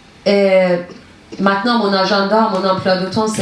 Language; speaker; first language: French; non-native, learner; Persian